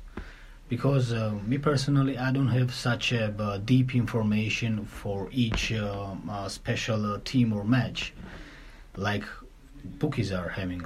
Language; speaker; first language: English; non-native, learner; Georgian